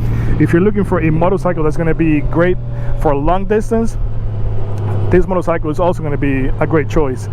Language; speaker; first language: English; native; English